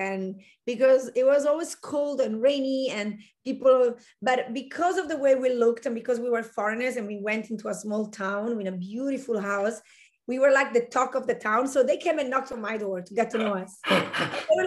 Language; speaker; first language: English; non-native, fluent; Italian